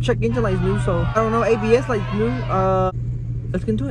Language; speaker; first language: English; early bilingual, other home language; Spanish